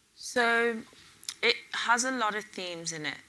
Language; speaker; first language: English; native; English